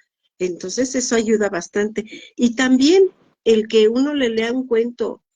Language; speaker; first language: Spanish; native; Spanish